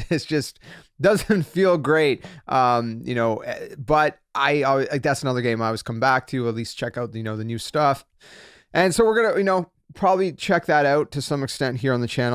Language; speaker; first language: English; native; English